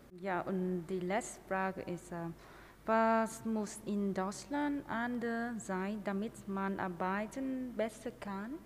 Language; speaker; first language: German; non-native, learner; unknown